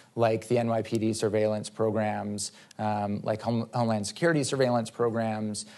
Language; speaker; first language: English; native; English